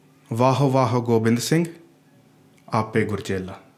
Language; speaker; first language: English; native; English